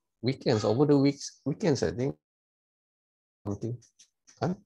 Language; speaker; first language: English; non-native, local second language; Malay